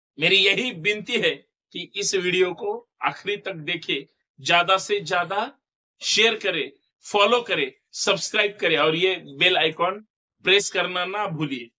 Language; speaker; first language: Hindi; non-native, local second language; Marathi